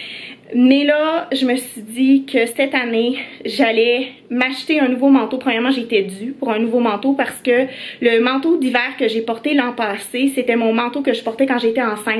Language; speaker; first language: French; native; French